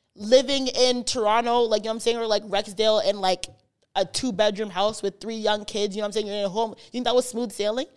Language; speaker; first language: English; native; English